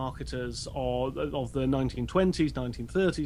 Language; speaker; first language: English; native; English